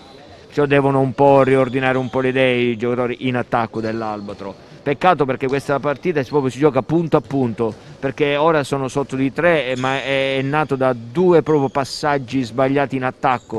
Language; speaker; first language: Italian; native; Italian